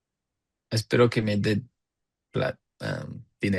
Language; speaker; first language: Spanish; non-native, learner; English